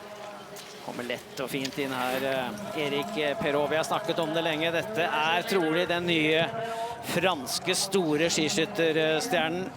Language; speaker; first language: Norwegian; native; Norwegian